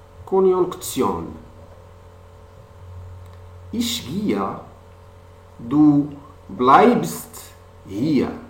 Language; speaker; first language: German; non-native, fluent; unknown